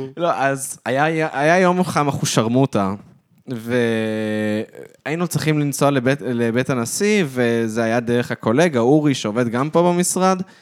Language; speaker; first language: Hebrew; native; Hebrew